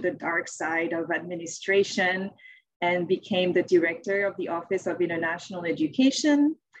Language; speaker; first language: English; non-native, fluent; French